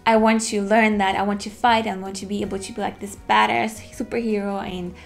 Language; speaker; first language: English; non-native, fluent; German